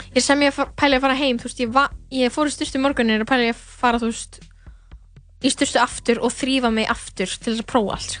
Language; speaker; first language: Icelandic; native; Icelandic